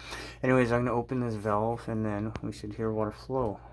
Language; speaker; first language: English; native; English